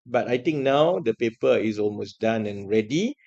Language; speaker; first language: English; non-native, local second language; Malay